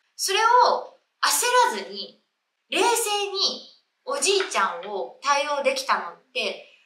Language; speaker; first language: Japanese; early bilingual, other home language; Vietnamese